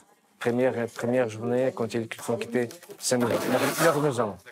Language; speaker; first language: French; non-native, fluent; Ukrainian